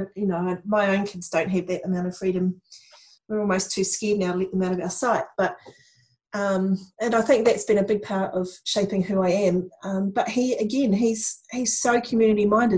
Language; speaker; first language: English; native; English